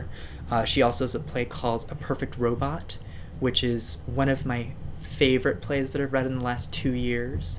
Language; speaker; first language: English; native; English